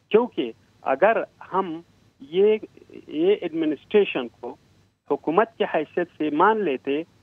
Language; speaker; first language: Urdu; non-native, fluent; Pashto